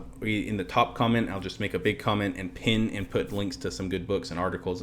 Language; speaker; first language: English; native; English